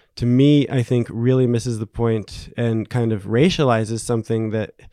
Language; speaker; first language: English; native; English